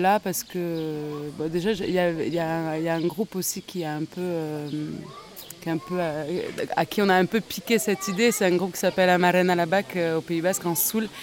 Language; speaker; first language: French; native; French